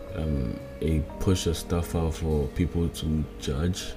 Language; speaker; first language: English; non-native, local second language; Akan